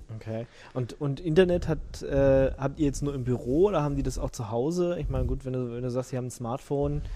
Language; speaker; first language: German; native; German